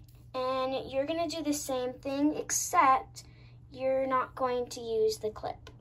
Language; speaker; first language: English; native; English